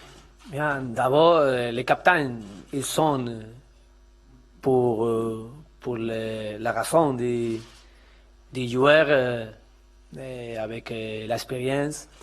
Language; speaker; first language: French; non-native, learner; Spanish